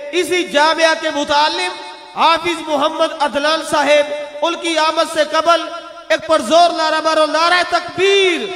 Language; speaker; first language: Urdu; non-native, local second language; Punjabi